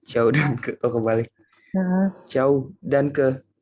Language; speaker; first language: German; non-native, learner; Indonesian